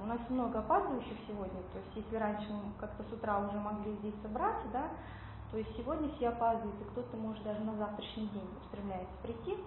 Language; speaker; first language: Russian; native; Russian